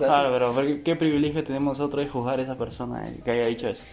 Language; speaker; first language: Spanish; native; Spanish